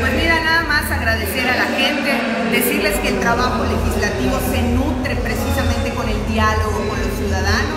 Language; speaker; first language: Spanish; native; Spanish